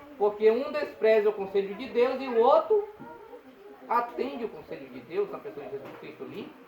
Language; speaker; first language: Portuguese; native; Portuguese